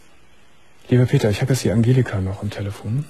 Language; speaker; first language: German; native; German